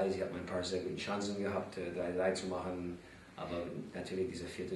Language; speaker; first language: German; non-native, fluent; English